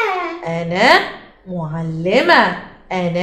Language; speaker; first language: Arabic; native; Arabic